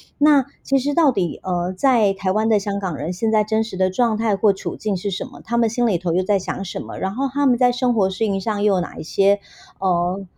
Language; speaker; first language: Chinese; native; Chinese